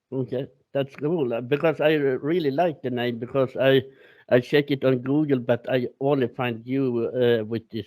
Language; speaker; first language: English; non-native, learner; Swedish